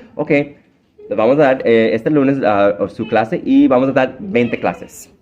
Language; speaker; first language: Spanish; early bilingual, heritage; Spanish